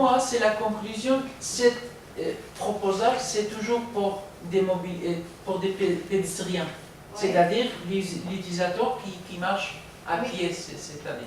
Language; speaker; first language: French; non-native, learner; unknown